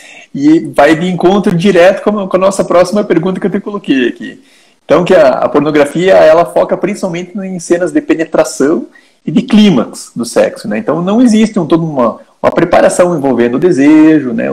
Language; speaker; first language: Portuguese; native; Portuguese